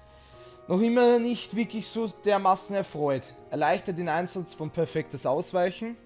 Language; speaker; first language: German; native; German